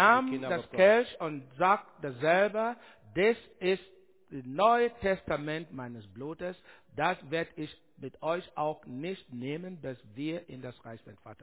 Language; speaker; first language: German; non-native, learner; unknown